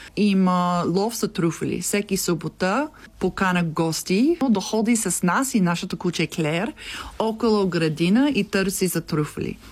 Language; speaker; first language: Bulgarian; non-native, learner; English